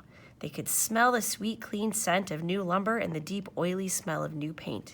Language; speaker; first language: English; native; English